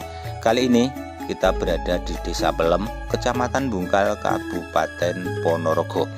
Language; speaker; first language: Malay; non-native, local second language; Javanese